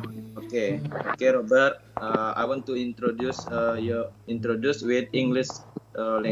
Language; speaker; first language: English; non-native, learner; Indonesian